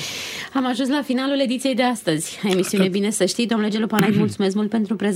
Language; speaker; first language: Romanian; native; Romanian